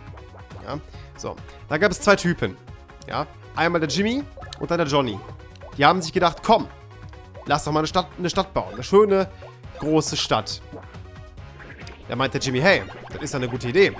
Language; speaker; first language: German; native; German